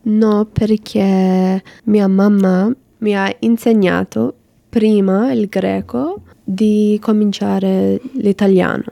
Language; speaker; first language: Italian; non-native, learner; English